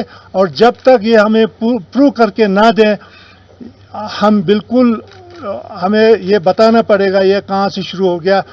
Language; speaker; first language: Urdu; non-native, local second language; Ladakhi